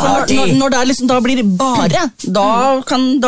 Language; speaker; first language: Norwegian; native; Norwegian